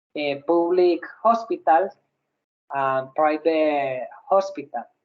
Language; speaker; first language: English; non-native, learner; Spanish